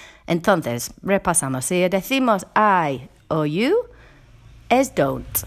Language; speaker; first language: Spanish; non-native, fluent; English